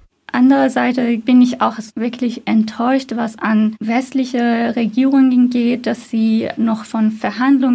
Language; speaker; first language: German; non-native, fluent; Persian